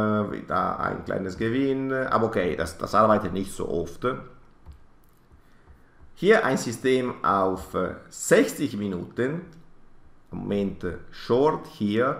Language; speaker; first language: German; non-native, fluent; Italian